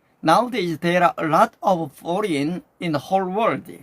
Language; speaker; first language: English; non-native, learner; Korean